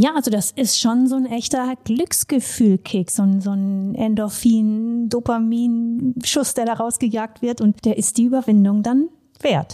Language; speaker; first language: German; native; German